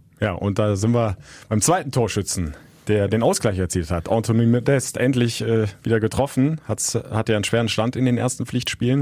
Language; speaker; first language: German; native; German